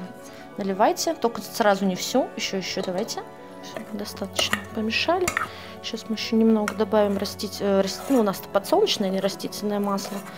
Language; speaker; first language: Russian; native; Russian